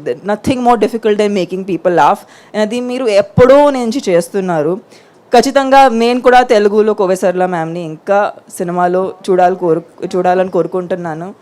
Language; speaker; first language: Telugu; non-native, fluent; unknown